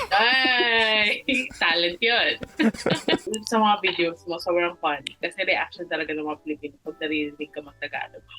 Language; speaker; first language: Filipino; early bilingual, heritage; Filipino